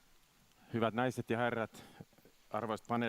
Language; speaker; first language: Finnish; native; Finnish